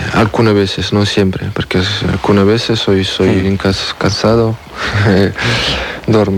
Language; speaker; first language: Spanish; non-native, learner; French